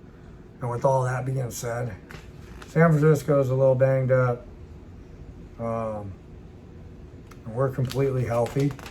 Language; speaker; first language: English; native; English